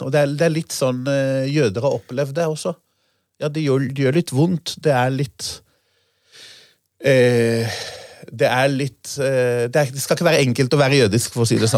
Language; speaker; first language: Norwegian; non-native, fluent; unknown